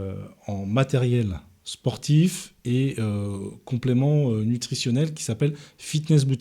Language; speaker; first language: French; native; French